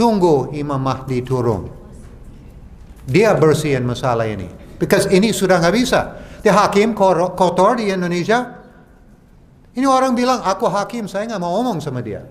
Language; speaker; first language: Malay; non-native, fluent; English